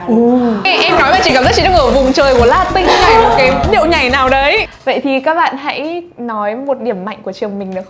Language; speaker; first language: Vietnamese; native; Vietnamese